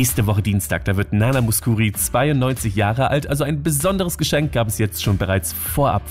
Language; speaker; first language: German; native; German